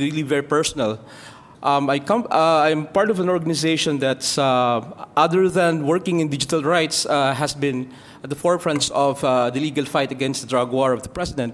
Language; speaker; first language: English; non-native, local second language; Filipino